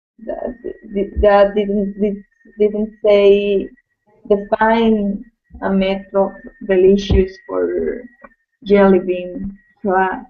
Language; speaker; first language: English; non-native, learner; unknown